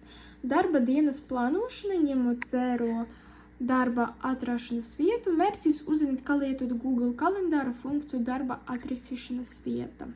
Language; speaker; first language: Latvian; non-native, learner; Russian